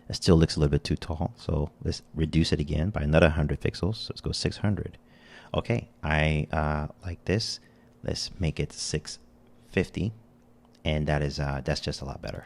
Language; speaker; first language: English; native; English